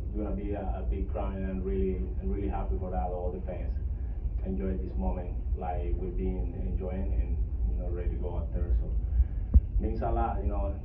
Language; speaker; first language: English; non-native, fluent; Spanish